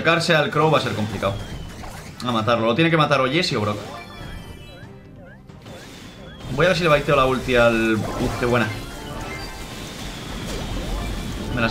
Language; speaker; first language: Spanish; native; Spanish